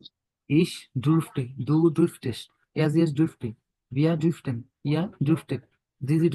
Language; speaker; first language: German; non-native, learner; Bangla